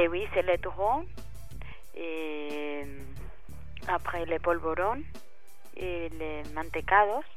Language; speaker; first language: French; non-native, fluent; Spanish